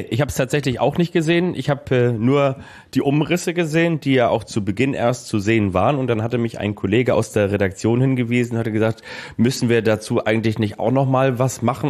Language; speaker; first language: German; native; German